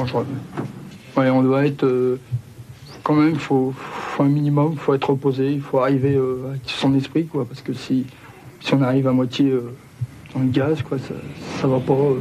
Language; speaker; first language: French; native; French